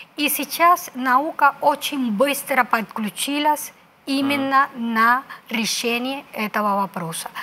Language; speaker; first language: Russian; non-native, fluent; Spanish